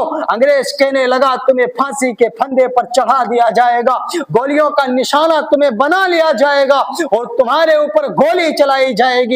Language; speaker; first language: Urdu; native; Urdu